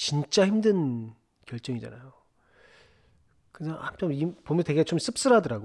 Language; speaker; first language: Korean; native; Korean